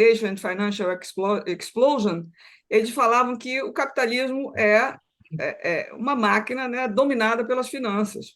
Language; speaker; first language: Portuguese; native; Portuguese